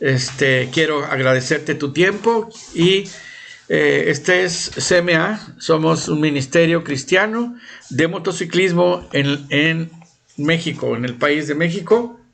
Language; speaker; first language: Spanish; native; Spanish